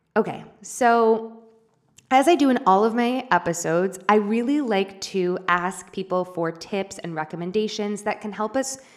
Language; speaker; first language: English; native; English